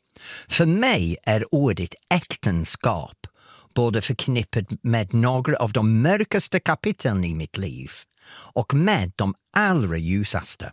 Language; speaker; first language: Swedish; non-native, fluent; English